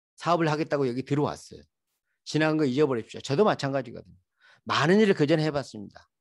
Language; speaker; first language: Korean; native; Korean